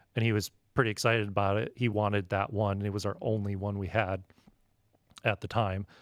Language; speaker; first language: English; native; English